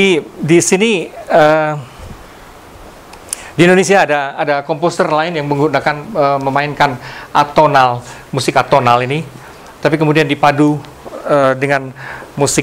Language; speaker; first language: Indonesian; native; Indonesian